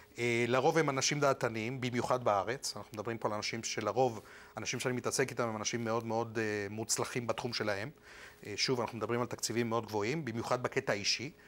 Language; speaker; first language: Hebrew; non-native, fluent; Spanish